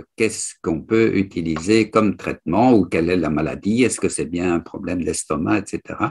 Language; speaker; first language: French; native; French